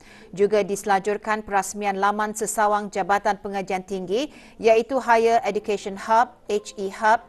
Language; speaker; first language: Malay; native; Malay